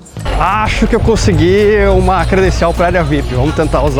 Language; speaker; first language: Portuguese; native; Portuguese